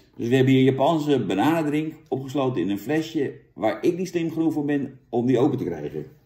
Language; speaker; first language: Dutch; native; Dutch